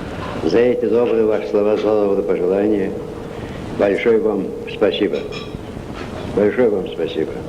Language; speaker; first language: Russian; non-native, local second language; Kazakh